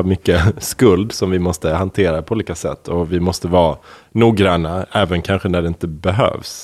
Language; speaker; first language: Swedish; native; Swedish